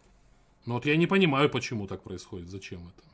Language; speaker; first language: Russian; native; Russian